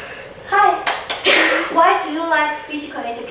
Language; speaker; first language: English; non-native, fluent; Korean